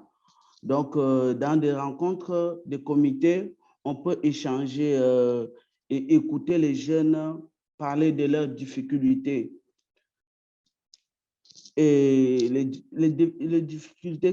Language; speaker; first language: French; early bilingual, other home language; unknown